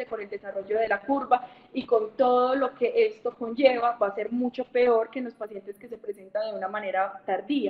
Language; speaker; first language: Spanish; native; Spanish